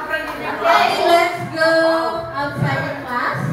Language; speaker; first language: English; non-native, learner; Indonesian